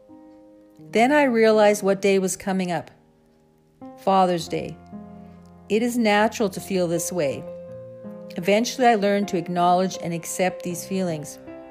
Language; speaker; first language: English; native; English